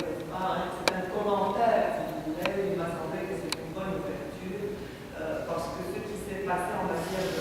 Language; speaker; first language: French; non-native, fluent; Romanian